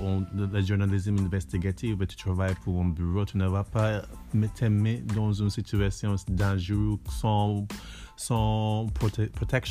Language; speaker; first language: French; non-native, learner; English